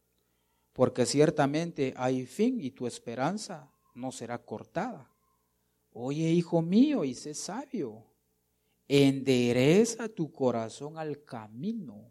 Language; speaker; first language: Spanish; native; Spanish